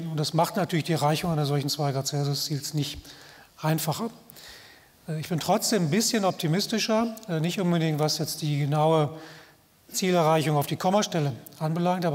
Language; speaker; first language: German; native; German